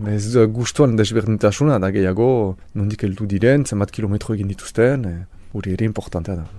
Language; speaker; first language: Basque; non-native, local second language; French